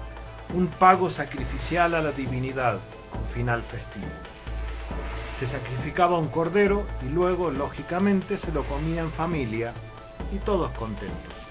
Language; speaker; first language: Spanish; native; Spanish